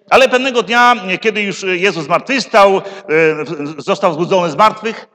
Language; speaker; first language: Polish; native; Polish